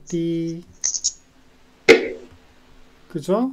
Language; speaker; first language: Korean; native; Korean